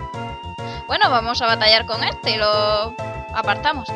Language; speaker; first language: Spanish; native; Spanish